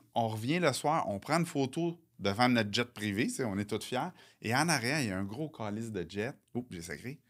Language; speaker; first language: French; native; French